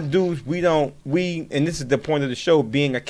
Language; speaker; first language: English; native; English